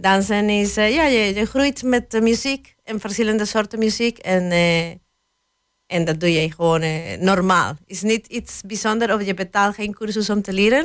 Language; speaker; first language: Dutch; non-native, fluent; Spanish